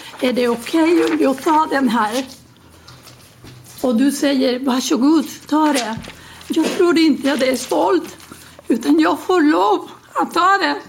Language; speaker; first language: Swedish; non-native, fluent; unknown